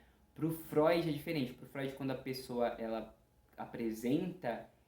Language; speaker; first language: Portuguese; native; Portuguese